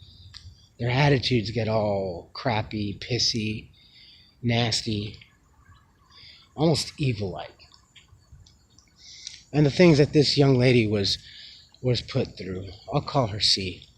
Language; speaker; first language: English; native; English